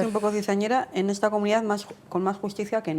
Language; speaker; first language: Spanish; native; Spanish